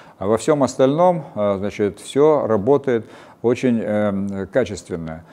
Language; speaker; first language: Russian; native; Russian